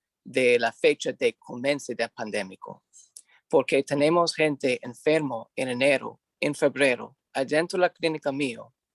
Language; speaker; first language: Spanish; non-native, learner; English